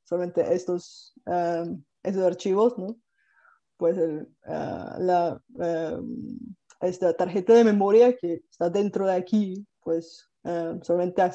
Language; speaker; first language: Spanish; non-native, fluent; Bulgarian